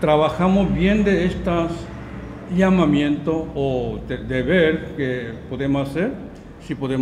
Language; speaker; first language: Spanish; non-native, learner; Korean